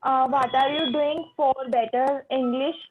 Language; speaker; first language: English; non-native, learner; Hindi